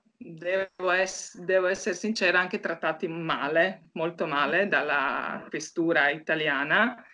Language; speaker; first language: Italian; non-native, fluent; Croatian